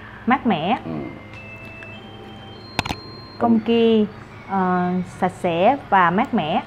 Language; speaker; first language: Vietnamese; non-native, learner; Korean